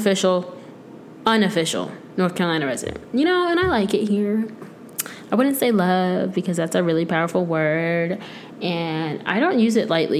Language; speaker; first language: English; native; English